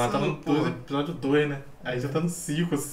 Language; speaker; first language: Portuguese; native; Portuguese